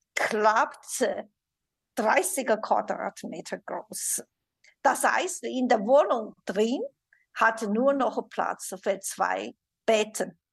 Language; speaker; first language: German; non-native, fluent; Chinese